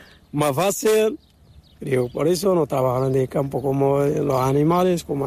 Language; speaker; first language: Spanish; non-native, learner; Arabic